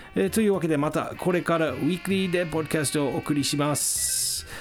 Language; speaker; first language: Japanese; non-native, fluent; English